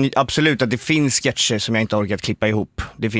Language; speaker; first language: Swedish; native; Swedish